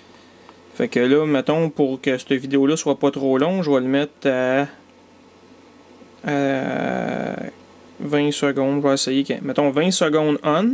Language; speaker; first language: French; native; French